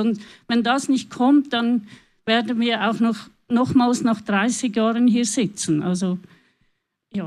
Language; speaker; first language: German; native; German